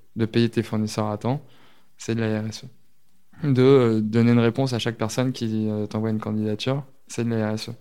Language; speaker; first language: French; native; French